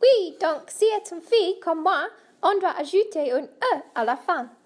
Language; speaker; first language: French; non-native, learner; English